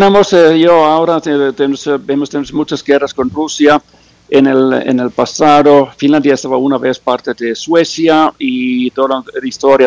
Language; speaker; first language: Spanish; non-native, fluent; Finnish